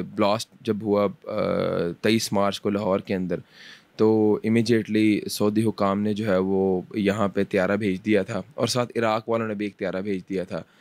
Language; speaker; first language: Urdu; early bilingual, heritage; Urdu